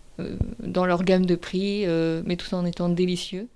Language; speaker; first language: French; native; French